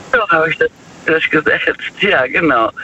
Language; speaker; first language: German; native; German